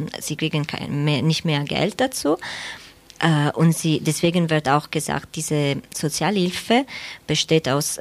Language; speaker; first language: German; non-native, fluent; Italian